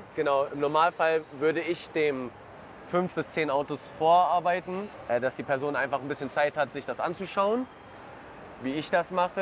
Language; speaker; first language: German; native; German